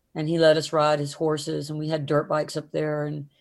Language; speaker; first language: English; native; English